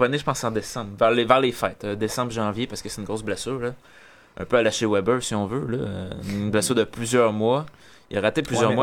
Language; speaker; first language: French; native; French